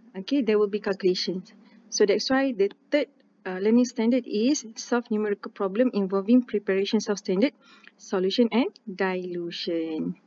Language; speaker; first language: English; non-native, local second language; Malay